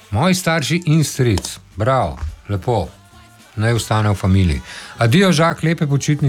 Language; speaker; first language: Slovenian; native; Slovenian